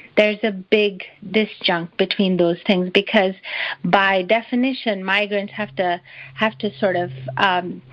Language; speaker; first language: English; non-native, local second language; Urdu